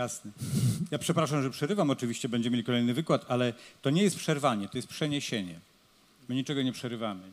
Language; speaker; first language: Polish; native; Polish